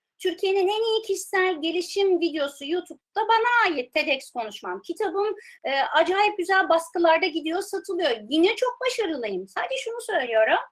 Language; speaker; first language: Turkish; early bilingual, heritage; Turkish